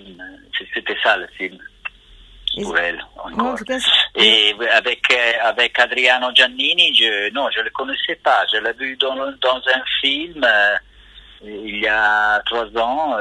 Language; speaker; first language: French; non-native, fluent; Italian